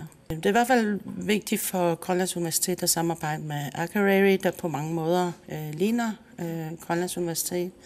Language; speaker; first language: Danish; non-native, local second language; Kalaallisut